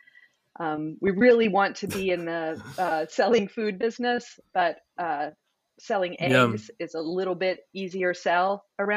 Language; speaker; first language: English; native; English